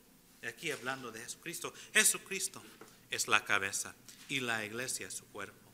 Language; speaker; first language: Spanish; early bilingual, heritage; English